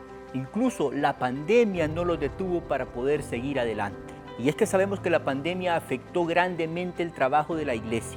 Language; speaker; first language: Spanish; native; Spanish